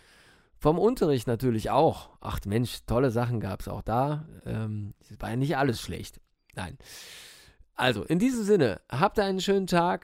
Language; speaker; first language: German; native; German